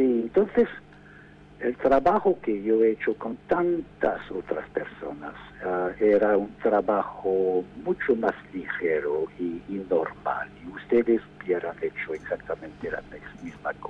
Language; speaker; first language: Spanish; non-native, fluent; English